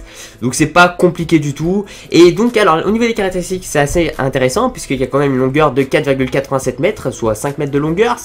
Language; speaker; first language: French; native; French